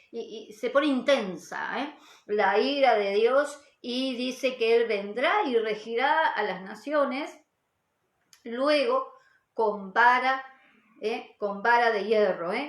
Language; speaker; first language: Spanish; native; Spanish